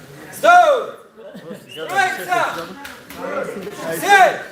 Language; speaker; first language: Russian; native; Russian